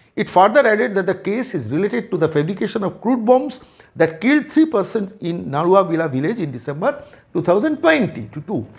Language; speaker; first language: English; non-native, local second language; Bangla